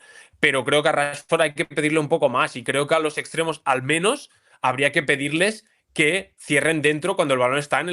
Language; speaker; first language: Spanish; native; Spanish